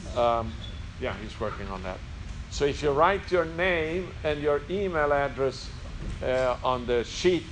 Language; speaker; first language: English; non-native, fluent; Swedish